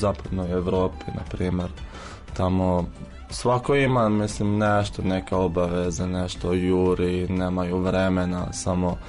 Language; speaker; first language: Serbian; non-native, fluent; Arabic